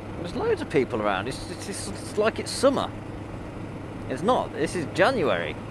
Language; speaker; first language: English; native; English